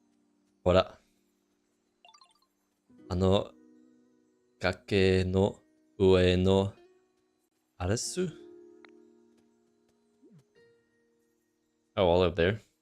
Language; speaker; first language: Japanese; non-native, fluent; English